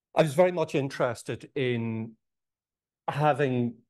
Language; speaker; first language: English; native; English